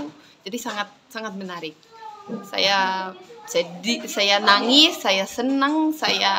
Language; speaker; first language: Indonesian; non-native, fluent; Spanish